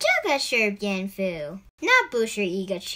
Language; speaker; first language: Chinese; non-native, learner; English